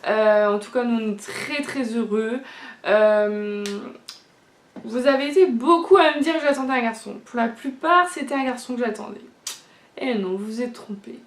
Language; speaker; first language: French; native; French